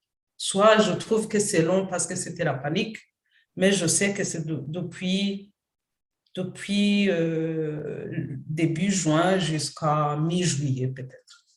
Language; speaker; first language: French; non-native, local second language; Kinyarwanda